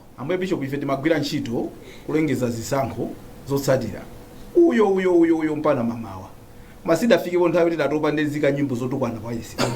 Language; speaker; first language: Nyanja; native; Nyanja